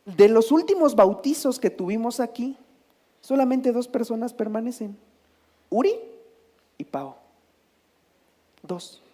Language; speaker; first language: Spanish; native; Spanish